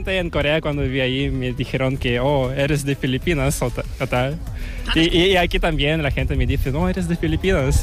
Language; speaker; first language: Spanish; non-native, fluent; Korean